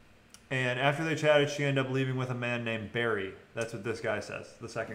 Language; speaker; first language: English; native; English